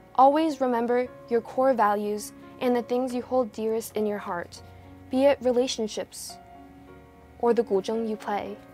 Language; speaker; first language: English; early bilingual, other home language; Chinese